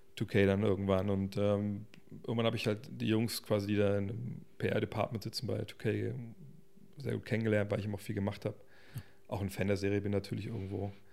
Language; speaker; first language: German; native; German